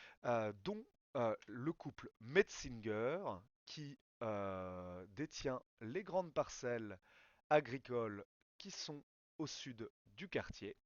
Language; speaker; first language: French; native; French